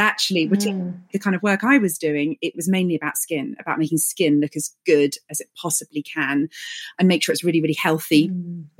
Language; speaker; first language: English; native; English